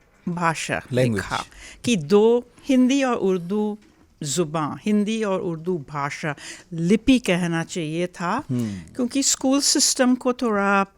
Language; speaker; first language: Hindi; early bilingual, heritage; Hindi